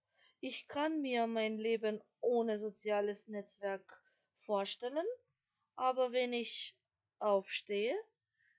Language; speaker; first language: German; non-native, fluent; Macedonian